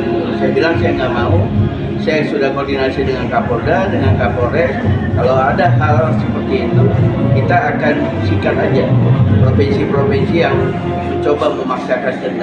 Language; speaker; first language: Indonesian; native; Indonesian